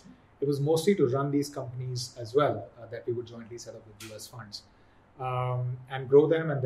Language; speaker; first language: English; non-native, local second language; Hindi